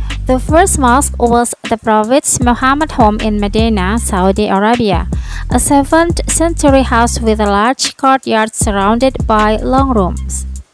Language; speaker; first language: English; non-native, fluent; Indonesian